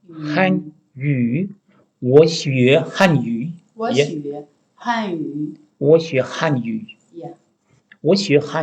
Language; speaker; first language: Chinese; non-native, learner; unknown